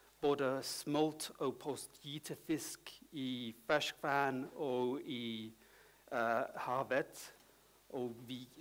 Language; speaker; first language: Swedish; non-native, learner; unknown